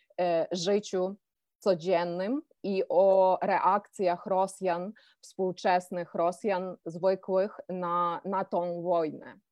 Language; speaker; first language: Polish; non-native, fluent; Ukrainian